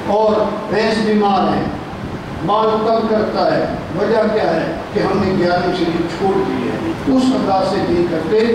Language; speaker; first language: Urdu; non-native, local second language; Punjabi